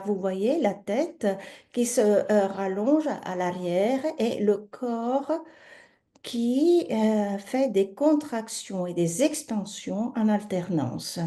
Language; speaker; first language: French; native; French